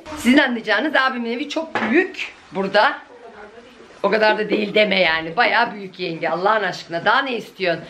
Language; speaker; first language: Turkish; native; Turkish